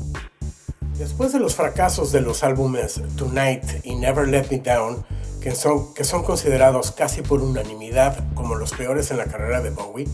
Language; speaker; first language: Spanish; native; Spanish